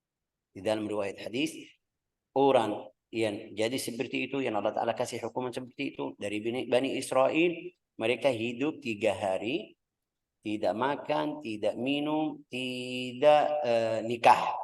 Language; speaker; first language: Indonesian; non-native, fluent; Arabic